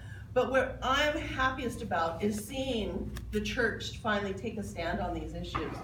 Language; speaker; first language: English; native; English